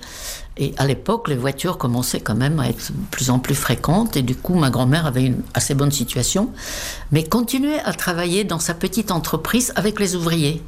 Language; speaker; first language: French; non-native, fluent; Czech